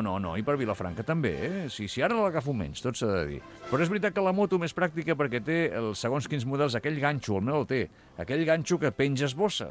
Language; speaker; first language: Catalan; native; Catalan